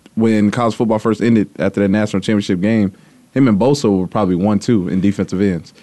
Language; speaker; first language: English; native; English